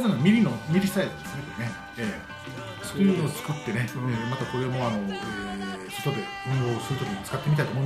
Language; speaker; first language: Japanese; native; Japanese